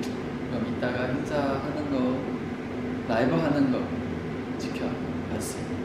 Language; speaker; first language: Korean; non-native, fluent; Chinese